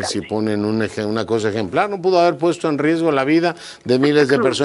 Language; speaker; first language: Spanish; native; Spanish